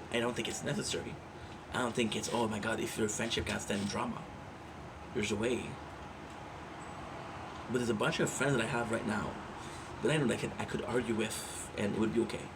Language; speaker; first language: English; non-native, local second language; French